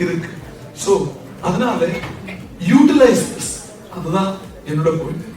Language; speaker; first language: Tamil; non-native, local second language; Malayalam